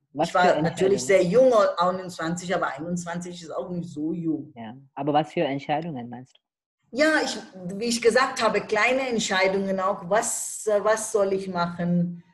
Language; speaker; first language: German; non-native, fluent; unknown